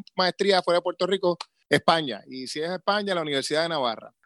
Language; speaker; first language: Spanish; native; Spanish